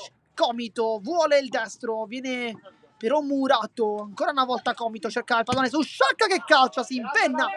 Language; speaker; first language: Italian; native; Italian